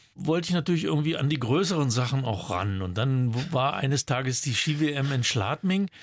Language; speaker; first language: German; native; German